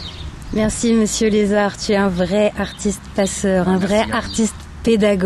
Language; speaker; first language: French; native; French